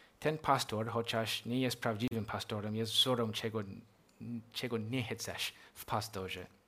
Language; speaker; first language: Polish; non-native, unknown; English